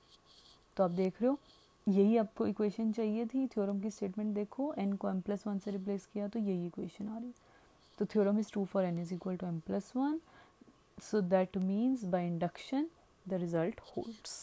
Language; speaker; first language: Hindi; native; Hindi